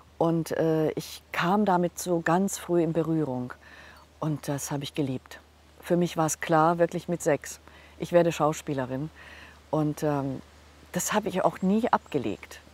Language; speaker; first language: German; non-native, local second language; Hungarian